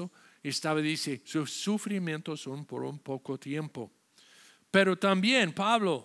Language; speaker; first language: Spanish; non-native, fluent; English